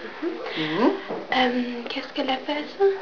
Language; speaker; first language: French; non-native, learner; English